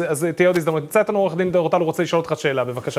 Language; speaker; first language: Hebrew; native; Hebrew